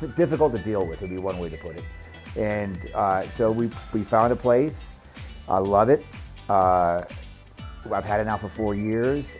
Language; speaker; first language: English; native; English